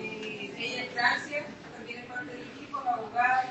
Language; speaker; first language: Spanish; native; Spanish